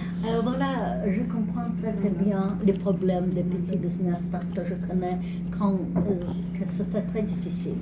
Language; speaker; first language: French; non-native, learner; English